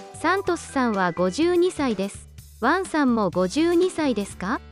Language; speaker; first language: Japanese; non-native, learner; Portuguese